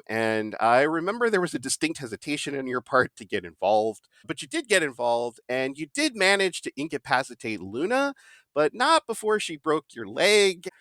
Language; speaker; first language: English; native; English